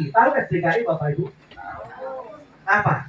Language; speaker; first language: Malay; non-native, local second language; Javanese